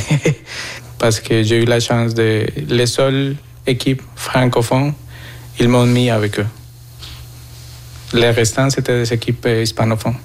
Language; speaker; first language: French; non-native, fluent; Spanish